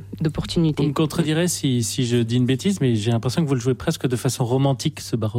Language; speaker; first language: French; native; French